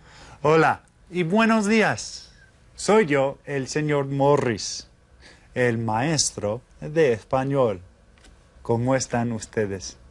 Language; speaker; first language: Spanish; non-native, fluent; English